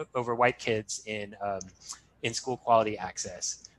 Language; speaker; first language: English; native; English